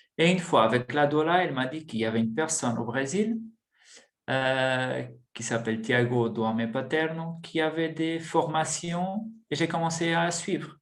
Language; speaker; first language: French; non-native, fluent; Portuguese